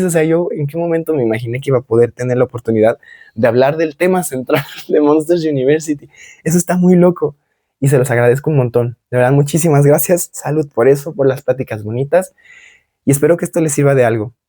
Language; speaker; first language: Spanish; native; Spanish